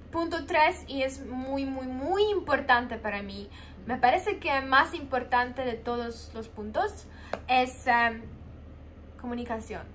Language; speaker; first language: Spanish; non-native, fluent; Polish